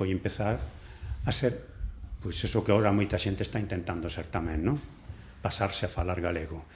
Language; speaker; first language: Galician; non-native, local second language; Spanish